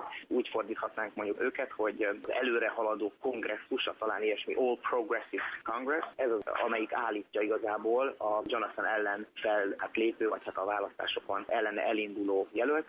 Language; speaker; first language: Hungarian; native; Hungarian